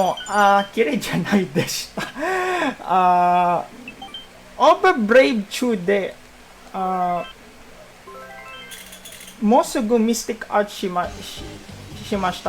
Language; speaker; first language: Japanese; non-native, learner; Filipino